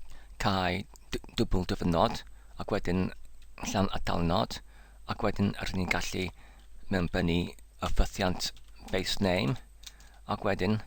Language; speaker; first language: Welsh; non-native, learner; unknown